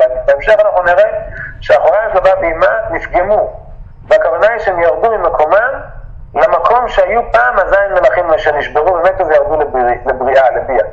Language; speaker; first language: Hebrew; native; Hebrew